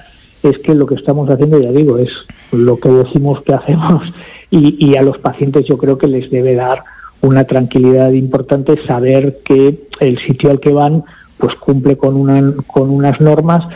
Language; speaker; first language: Spanish; native; Spanish